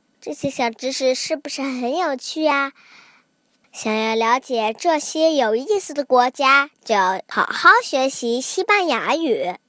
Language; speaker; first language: Chinese; early bilingual, heritage; Chinese